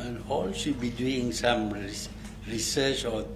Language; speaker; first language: English; non-native, local second language; Malay